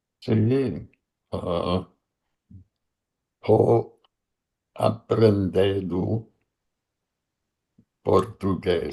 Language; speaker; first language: Portuguese; non-native, learner; English